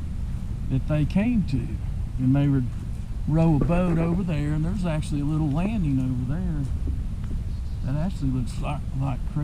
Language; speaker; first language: English; native; English